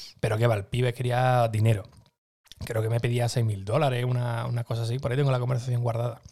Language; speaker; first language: Spanish; native; Spanish